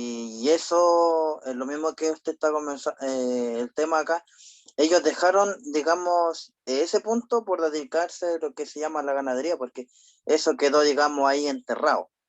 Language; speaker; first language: Spanish; native; Spanish